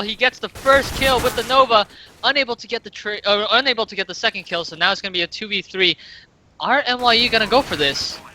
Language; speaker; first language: English; native; English